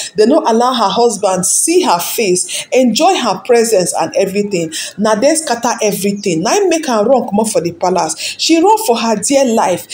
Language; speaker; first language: Nigerian Pidgin; non-native, local second language; Yoruba